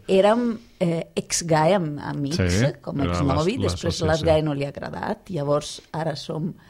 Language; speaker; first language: Catalan; non-native, fluent; Italian